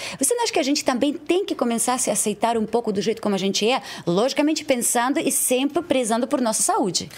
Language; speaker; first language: Portuguese; non-native, fluent; Russian